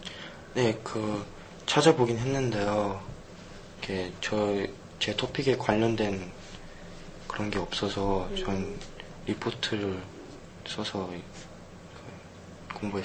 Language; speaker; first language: Korean; early bilingual, heritage; Korean